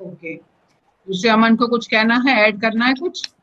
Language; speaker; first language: Hindi; native; Hindi